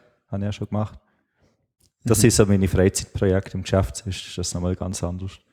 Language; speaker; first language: German; native; German